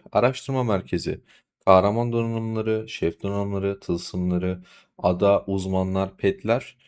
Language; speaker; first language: Turkish; native; Turkish